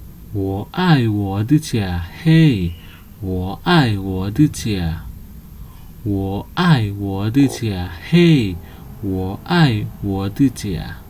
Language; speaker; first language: Chinese; non-native, fluent; Nepali